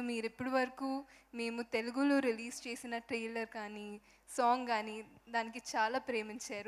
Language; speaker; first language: Telugu; non-native, fluent; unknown